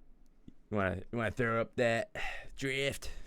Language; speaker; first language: English; native; English